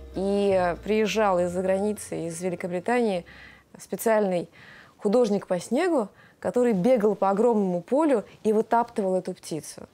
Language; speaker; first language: Russian; non-native, local second language; Tatar